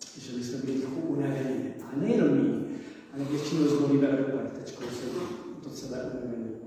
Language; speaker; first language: Czech; non-native, learner; English